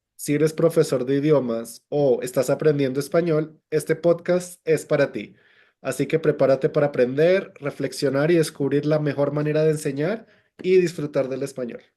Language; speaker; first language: Spanish; native; Spanish